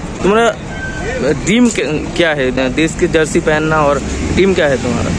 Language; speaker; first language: Hindi; non-native, local second language; Bangla